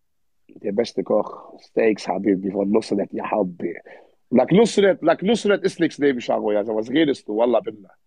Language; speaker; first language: German; early bilingual, other home language; Arabic